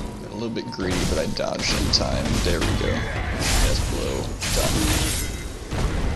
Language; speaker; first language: English; native; English